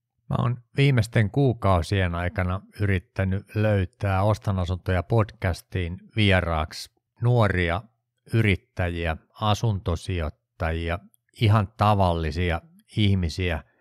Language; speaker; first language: Finnish; native; Finnish